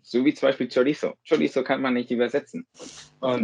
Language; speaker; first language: German; non-native, fluent; Spanish